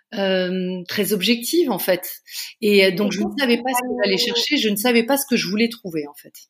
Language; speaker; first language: French; native; French